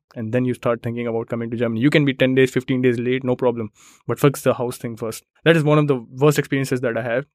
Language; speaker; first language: English; non-native, local second language; Hindi